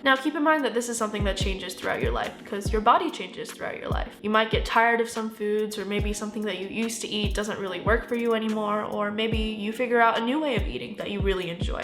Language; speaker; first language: English; native; English